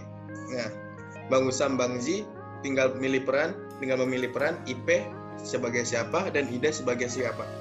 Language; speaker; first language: Indonesian; native; Indonesian